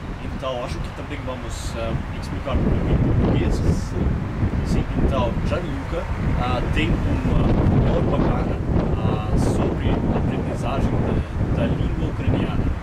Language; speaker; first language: Portuguese; non-native, learner; Ukrainian